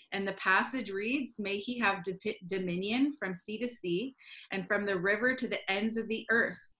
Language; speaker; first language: English; native; English